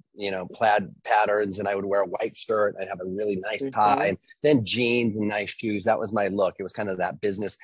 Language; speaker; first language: English; native; English